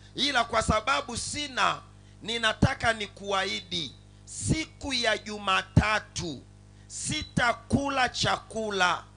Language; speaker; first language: Swahili; non-native, local second language; Sukuma